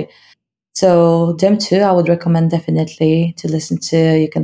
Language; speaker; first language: English; non-native, fluent; Polish